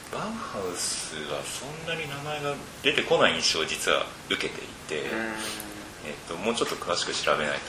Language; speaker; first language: Japanese; native; Japanese